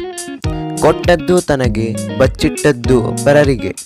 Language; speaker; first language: Kannada; native; Kannada